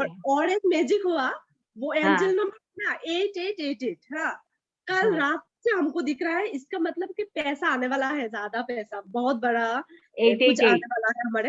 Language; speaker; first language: Hindi; native; Hindi